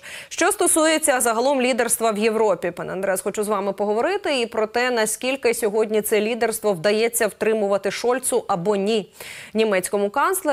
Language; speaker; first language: Ukrainian; native; Ukrainian